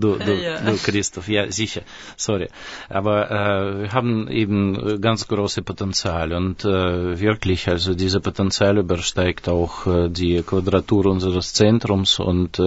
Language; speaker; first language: German; non-native, fluent; Russian